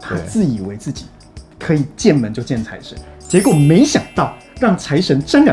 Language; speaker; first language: Chinese; native; Chinese